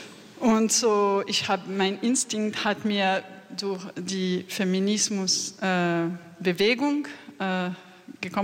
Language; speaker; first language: German; non-native, learner; French